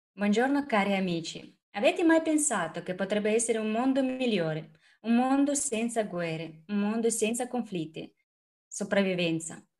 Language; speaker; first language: Italian; non-native, fluent; Russian